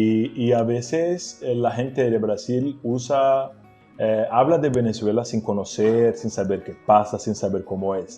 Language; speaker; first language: Spanish; non-native, fluent; Portuguese